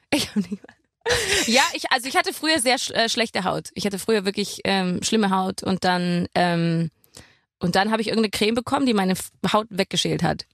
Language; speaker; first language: German; non-native, fluent; English